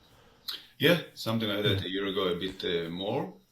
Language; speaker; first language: English; non-native, fluent; Hebrew